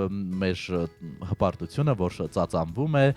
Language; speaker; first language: Armenian; native; Armenian